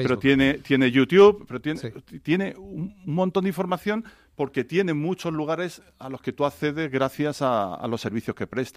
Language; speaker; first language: Spanish; native; Spanish